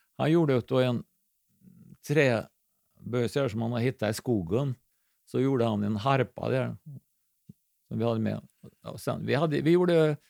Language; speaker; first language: Swedish; native; Swedish